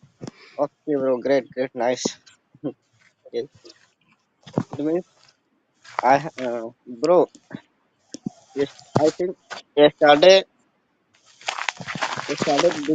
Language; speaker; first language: English; non-native, learner; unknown